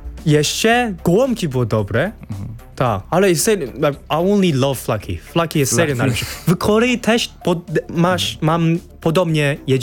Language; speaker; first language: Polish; non-native, learner; Korean